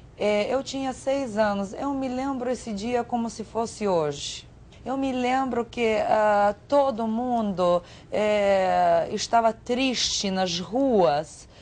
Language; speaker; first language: Portuguese; non-native, fluent; Serbian